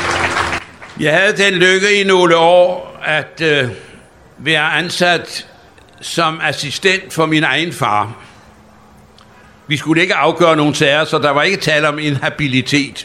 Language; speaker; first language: Danish; native; Danish